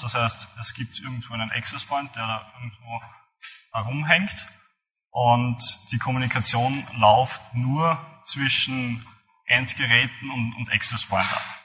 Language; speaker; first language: German; native; German